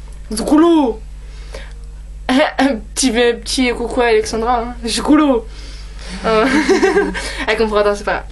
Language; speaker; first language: French; native; French